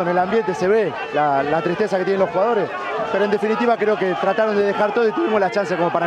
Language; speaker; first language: Spanish; native; Spanish